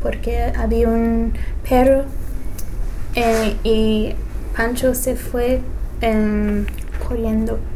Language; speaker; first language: Spanish; non-native, learner; English